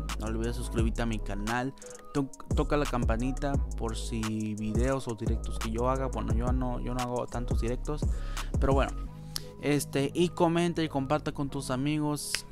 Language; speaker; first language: Spanish; native; Spanish